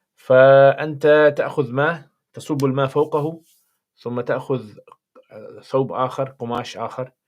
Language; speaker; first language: Arabic; non-native, fluent; English